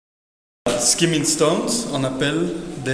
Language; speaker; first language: French; non-native, fluent; Spanish